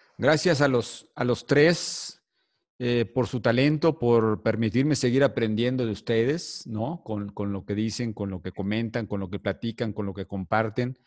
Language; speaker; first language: Spanish; native; Spanish